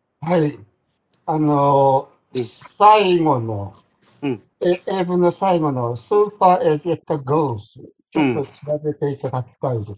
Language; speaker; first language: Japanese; non-native, learner; Chinese